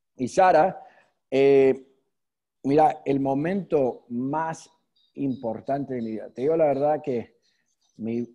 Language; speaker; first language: Spanish; early bilingual, heritage; Spanish